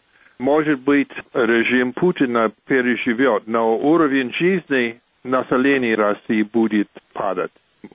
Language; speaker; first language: Russian; non-native, fluent; English